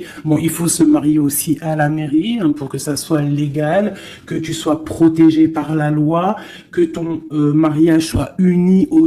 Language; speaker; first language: French; native; French